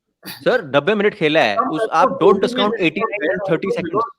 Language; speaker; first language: Hindi; native; Hindi